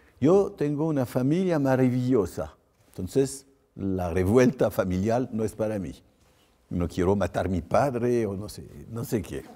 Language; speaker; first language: Spanish; non-native, fluent; French